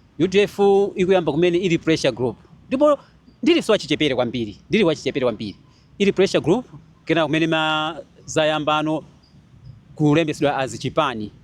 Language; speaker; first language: Nyanja; native; Nyanja